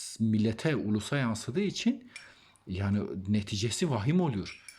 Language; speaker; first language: Turkish; native; Turkish